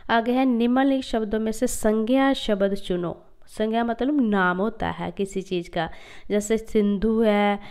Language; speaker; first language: Hindi; non-native, local second language; Punjabi